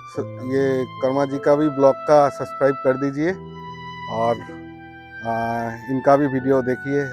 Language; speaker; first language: Hindi; non-native, local second language; Bangla